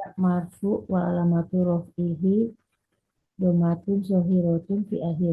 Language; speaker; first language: Arabic; non-native, learner; Indonesian